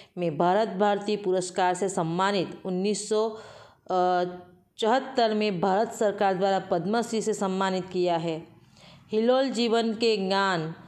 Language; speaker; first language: Hindi; non-native, local second language; Gujarati